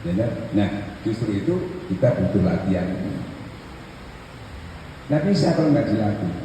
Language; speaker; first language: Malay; non-native, local second language; Javanese